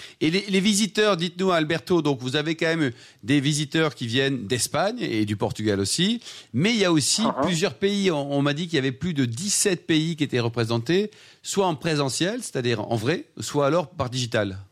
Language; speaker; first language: French; native; French